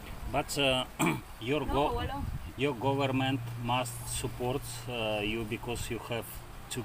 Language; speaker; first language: English; non-native, learner; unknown